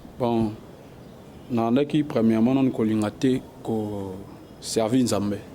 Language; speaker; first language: Lingala; native; Lingala